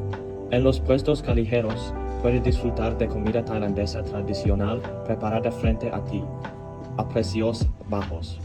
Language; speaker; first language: Spanish; non-native, learner; Thai